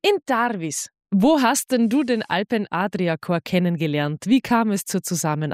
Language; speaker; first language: German; native; German